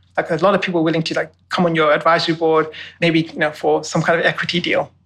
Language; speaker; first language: English; native; English